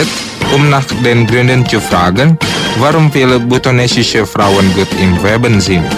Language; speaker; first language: German; non-native, fluent; Indonesian